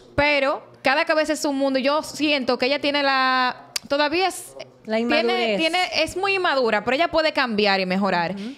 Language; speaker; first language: Spanish; native; Spanish